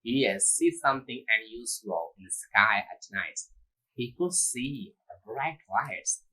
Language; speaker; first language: English; non-native, local second language; Tamil